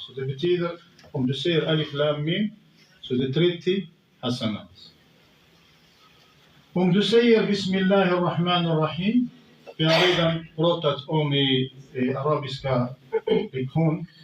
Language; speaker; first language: Swedish; non-native, fluent; Arabic